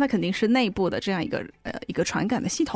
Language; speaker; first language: Chinese; native; Chinese